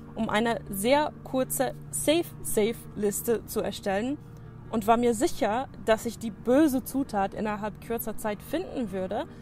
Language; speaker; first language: German; non-native, fluent; English